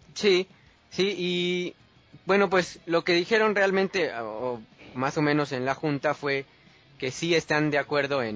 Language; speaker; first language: Spanish; native; Spanish